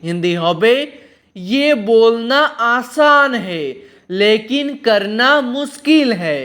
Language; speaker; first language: Hindi; non-native, local second language; Bangla